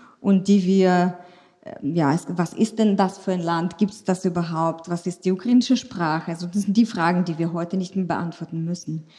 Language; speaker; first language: German; non-native, fluent; Ukrainian